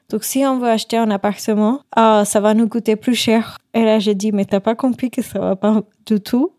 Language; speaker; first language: French; non-native, fluent; Spanish